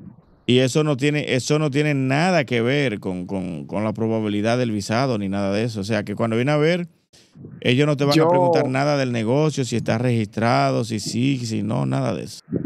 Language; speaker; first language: Spanish; native; Spanish